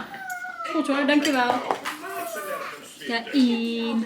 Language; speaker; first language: Dutch; non-native, learner; Waray